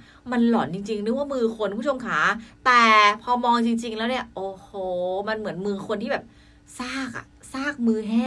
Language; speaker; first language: Thai; native; Thai